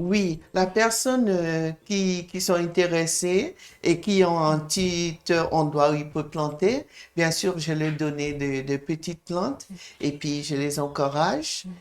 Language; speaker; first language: French; non-native, fluent; English